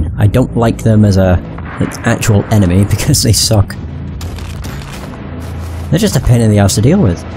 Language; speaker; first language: English; native; English